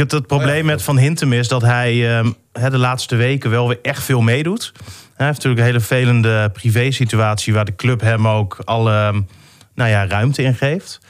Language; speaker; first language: Dutch; native; Dutch